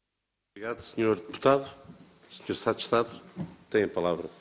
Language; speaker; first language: Portuguese; native; Portuguese